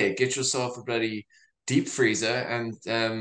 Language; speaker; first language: English; native; English